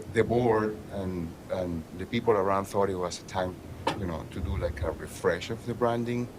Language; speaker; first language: English; non-native, fluent; Spanish